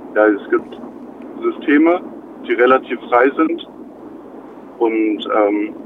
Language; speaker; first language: German; native; German